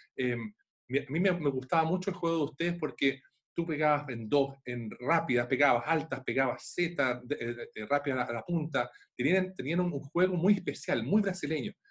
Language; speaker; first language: Spanish; native; Spanish